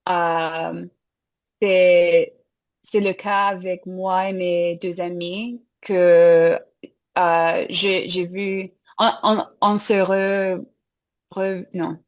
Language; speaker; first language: French; non-native, fluent; English